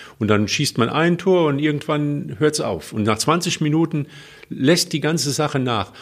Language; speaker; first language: German; native; German